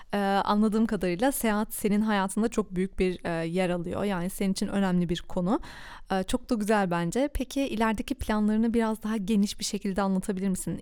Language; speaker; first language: Turkish; early bilingual, heritage; Turkish